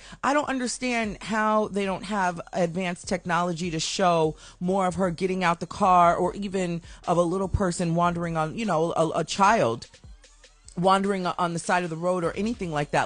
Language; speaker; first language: English; native; English